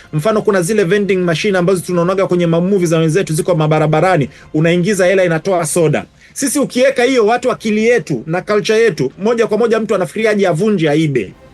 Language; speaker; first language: Swahili; native; Swahili